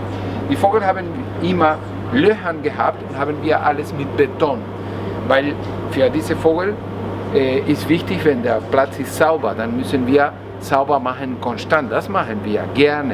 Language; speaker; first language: German; non-native, learner; Spanish